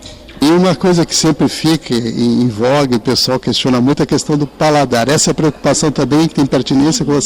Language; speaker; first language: Portuguese; native; Portuguese